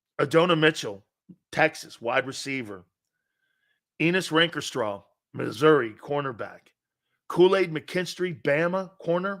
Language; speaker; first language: English; native; English